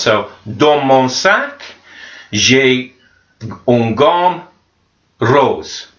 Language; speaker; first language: French; non-native, learner; English